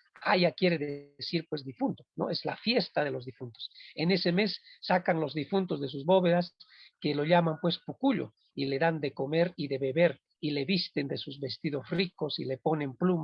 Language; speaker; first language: Spanish; non-native, local second language; Quechua